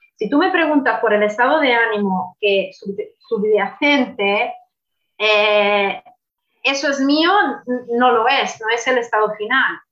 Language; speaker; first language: Spanish; non-native, fluent; Italian